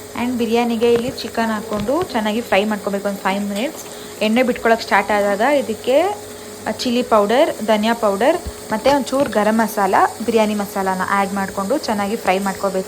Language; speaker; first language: Kannada; native; Kannada